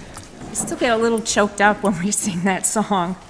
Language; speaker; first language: English; native; English